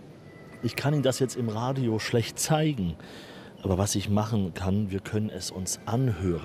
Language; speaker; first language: German; native; German